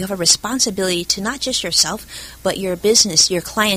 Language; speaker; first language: English; early bilingual, other home language; Chinese